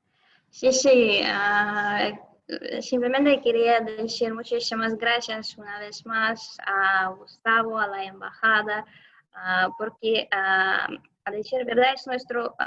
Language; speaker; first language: Spanish; non-native, fluent; Russian